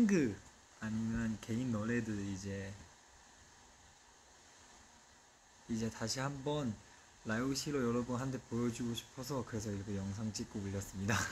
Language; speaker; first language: Korean; non-native, fluent; Chinese